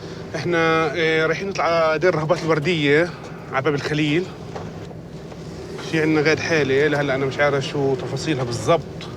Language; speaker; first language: Arabic; native; Arabic